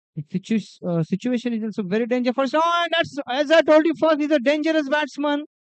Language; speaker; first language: English; non-native, local second language; Marathi